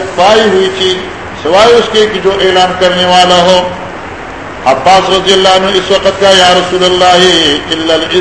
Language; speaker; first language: Urdu; non-native, local second language; Northern Hindko